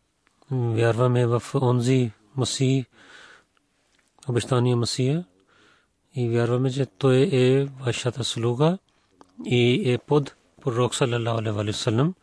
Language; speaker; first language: Bulgarian; non-native, fluent; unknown